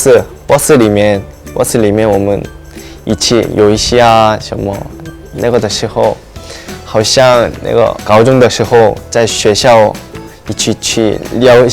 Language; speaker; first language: Chinese; non-native, learner; Korean